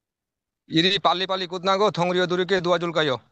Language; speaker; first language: Korean; non-native, learner; Bangla